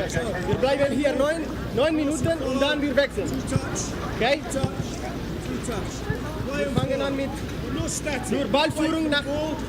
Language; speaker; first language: German; non-native, learner; Italian